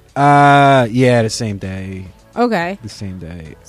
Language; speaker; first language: English; native; English